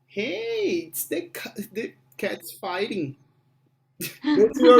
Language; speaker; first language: English; non-native, fluent; Portuguese